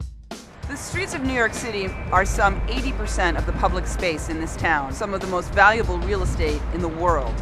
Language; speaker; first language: English; native; English